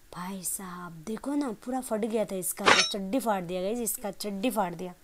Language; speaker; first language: Hindi; non-native, local second language; Nepali